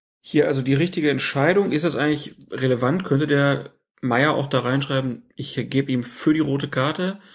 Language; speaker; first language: German; native; German